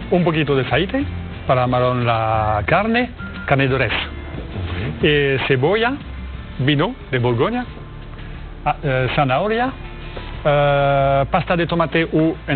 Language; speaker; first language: Spanish; non-native, learner; French